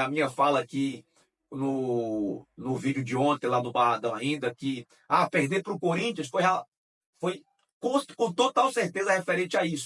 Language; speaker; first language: Portuguese; native; Portuguese